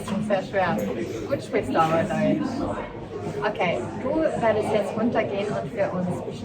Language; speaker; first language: German; early bilingual, heritage; Norwegian